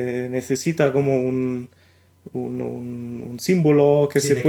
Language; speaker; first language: Spanish; non-native, fluent; German